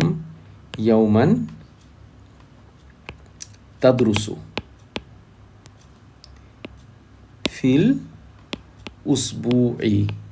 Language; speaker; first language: Arabic; non-native, fluent; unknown